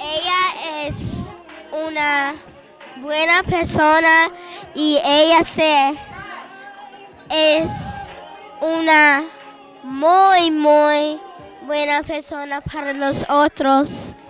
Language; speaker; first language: Spanish; non-native, learner; English